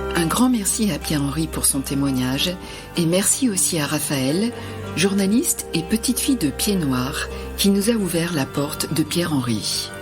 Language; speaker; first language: French; native; French